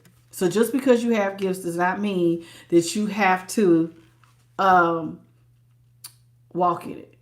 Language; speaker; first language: English; native; English